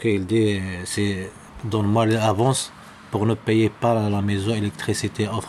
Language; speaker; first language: French; non-native, learner; Arabic